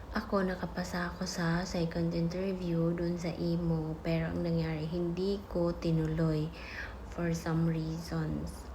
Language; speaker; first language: Filipino; non-native, local second language; Waray